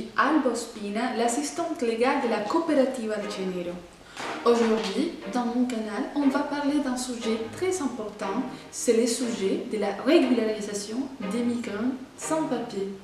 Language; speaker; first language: French; non-native, fluent; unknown